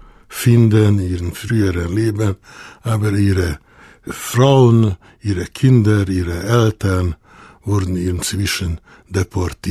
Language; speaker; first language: German; non-native, fluent; Hungarian